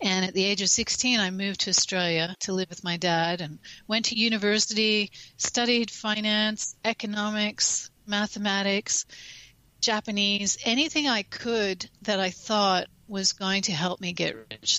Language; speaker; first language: English; native; English